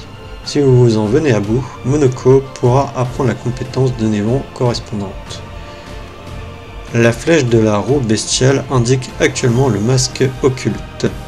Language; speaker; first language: French; native; French